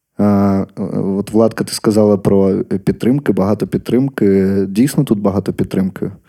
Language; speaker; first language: Ukrainian; native; Ukrainian